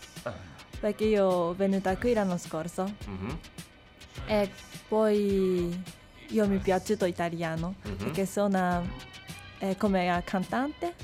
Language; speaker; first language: Italian; non-native, learner; Japanese